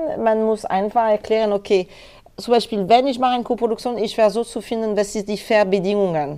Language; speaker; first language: German; non-native, fluent; French